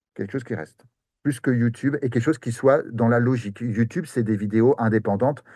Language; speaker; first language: French; native; French